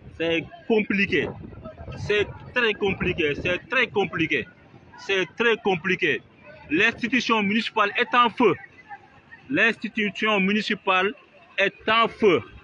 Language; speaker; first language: French; non-native, local second language; Wolof